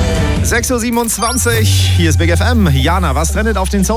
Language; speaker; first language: German; native; German